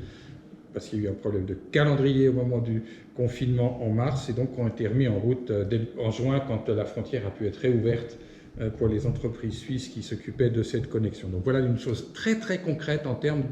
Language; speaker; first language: French; native; French